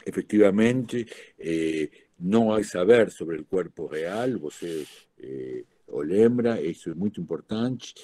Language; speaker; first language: Portuguese; non-native, learner; Spanish